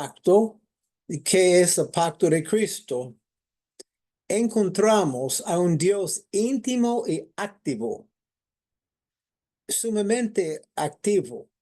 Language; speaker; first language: Spanish; non-native, fluent; English